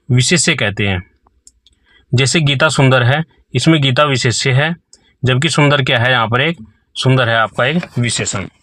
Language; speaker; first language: Hindi; native; Hindi